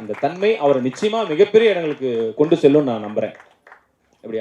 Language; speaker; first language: Tamil; native; Tamil